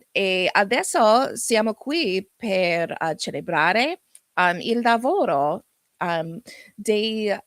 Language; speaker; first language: Italian; non-native, learner; English